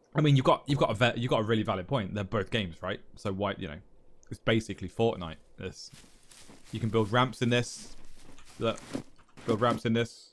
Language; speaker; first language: English; native; English